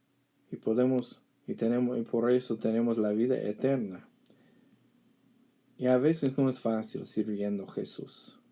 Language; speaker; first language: Spanish; non-native, fluent; English